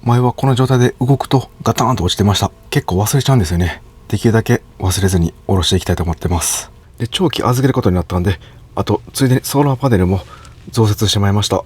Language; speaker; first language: Japanese; native; Japanese